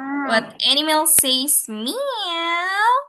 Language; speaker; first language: English; non-native, local second language; Indonesian